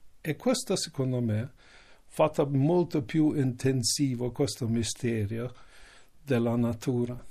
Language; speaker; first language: Italian; non-native, learner; Norwegian